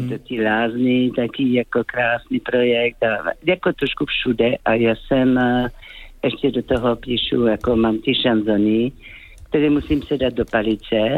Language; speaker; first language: Czech; non-native, fluent; French